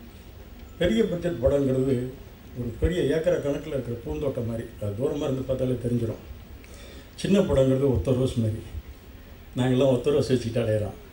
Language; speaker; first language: Tamil; native; Tamil